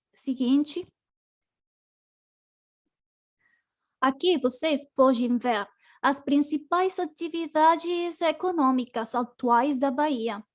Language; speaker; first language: Portuguese; non-native, learner; Spanish